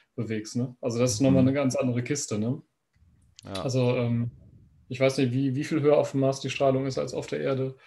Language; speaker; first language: German; native; German